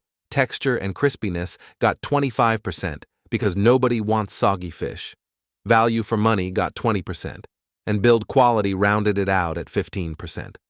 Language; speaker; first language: English; native; English